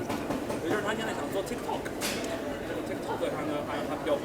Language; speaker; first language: Chinese; native; Chinese